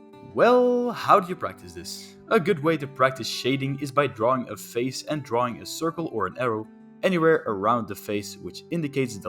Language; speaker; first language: English; non-native, fluent; Dutch